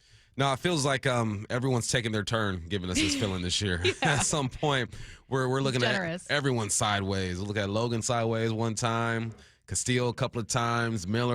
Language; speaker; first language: English; native; English